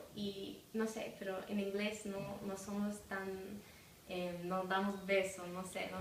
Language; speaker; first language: Spanish; non-native, fluent; English